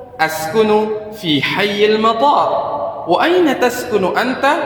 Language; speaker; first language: Arabic; non-native, fluent; Indonesian